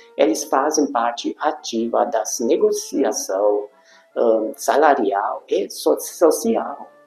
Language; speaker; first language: Portuguese; non-native, fluent; Hungarian